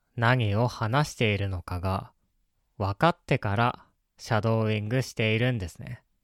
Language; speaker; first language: Japanese; native; Japanese